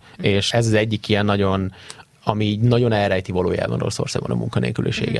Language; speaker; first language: Hungarian; native; Hungarian